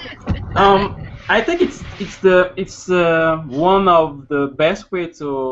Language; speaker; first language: English; non-native, learner; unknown